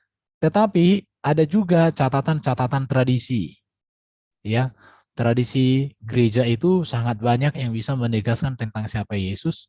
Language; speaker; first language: Indonesian; native; Indonesian